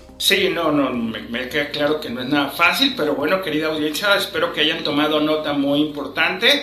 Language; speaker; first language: Spanish; native; Spanish